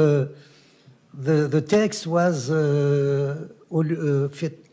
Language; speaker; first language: English; non-native, learner; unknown